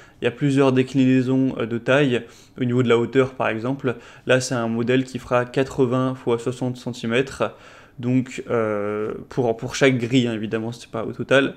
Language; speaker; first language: French; native; French